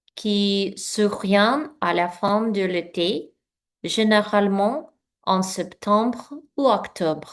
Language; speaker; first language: French; non-native, learner; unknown